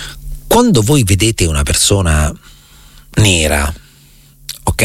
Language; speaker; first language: Italian; native; Italian